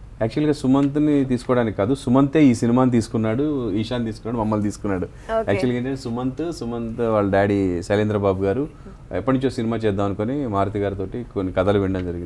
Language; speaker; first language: Telugu; native; Telugu